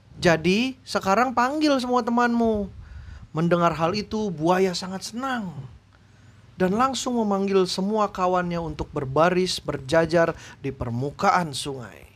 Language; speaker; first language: Indonesian; native; Indonesian